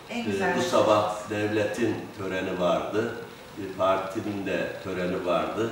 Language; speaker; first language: Turkish; native; Turkish